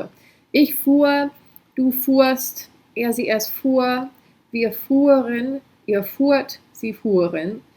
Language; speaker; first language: German; non-native, fluent; English